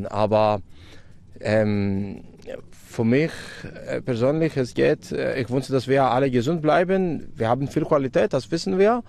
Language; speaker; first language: German; non-native, fluent; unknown